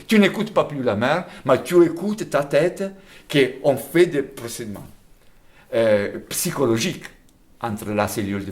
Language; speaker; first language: French; non-native, fluent; Italian